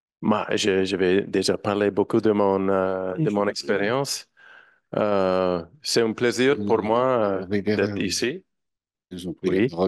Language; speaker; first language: French; non-native, learner; English